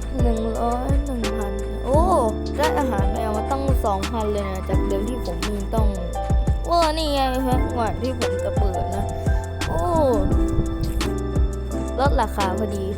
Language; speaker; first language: Thai; native; Thai